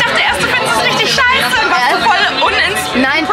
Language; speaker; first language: German; native; German